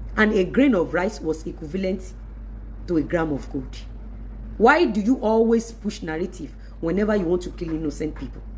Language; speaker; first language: English; non-native, local second language; Yoruba